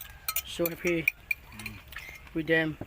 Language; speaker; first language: English; non-native, learner; Khmer